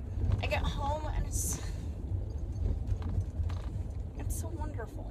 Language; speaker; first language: English; native; English